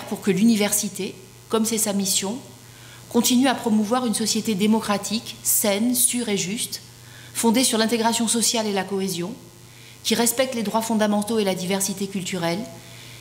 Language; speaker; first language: French; native; French